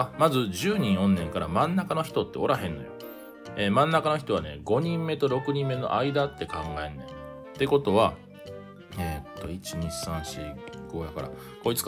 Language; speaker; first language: Japanese; native; Japanese